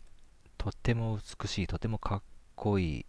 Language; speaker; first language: Japanese; native; Japanese